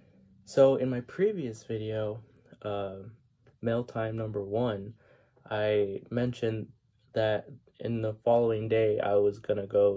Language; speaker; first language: English; native; English